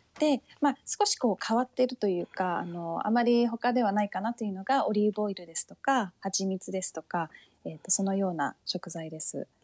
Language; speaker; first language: Japanese; early bilingual, heritage; Japanese